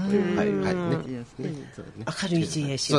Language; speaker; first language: Japanese; native; Japanese